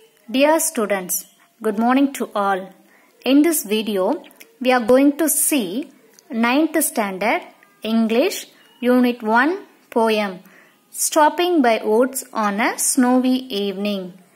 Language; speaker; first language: English; non-native, local second language; Tamil